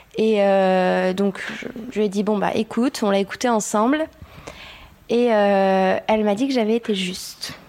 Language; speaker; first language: French; non-native, fluent; Spanish